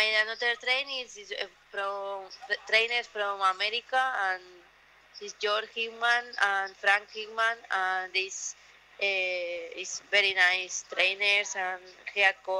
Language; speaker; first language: English; non-native, learner; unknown